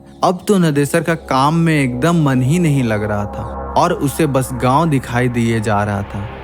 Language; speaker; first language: Hindi; native; Hindi